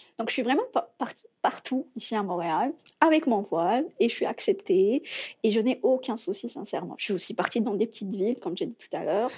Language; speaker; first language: French; non-native, local second language; Arabic